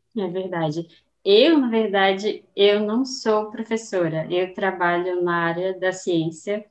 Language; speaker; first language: Portuguese; native; Portuguese